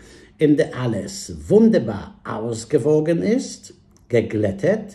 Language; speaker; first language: German; non-native, fluent; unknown